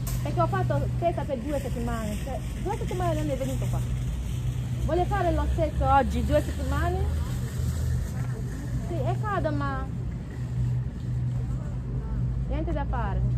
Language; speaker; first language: Italian; non-native, learner; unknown